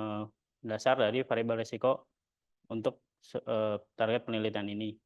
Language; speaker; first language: Indonesian; native; Indonesian